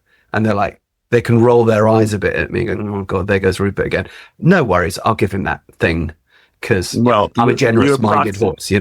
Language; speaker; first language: English; native; English